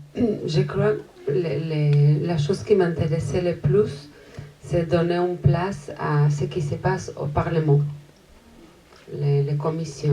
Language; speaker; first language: French; non-native, fluent; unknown